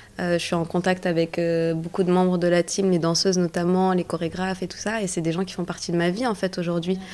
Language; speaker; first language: French; early bilingual, other home language; Arabic